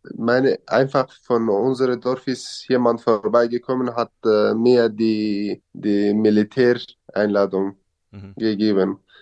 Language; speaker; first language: German; non-native, fluent; Kurdish